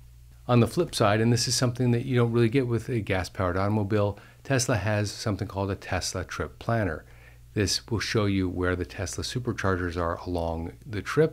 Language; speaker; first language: English; native; English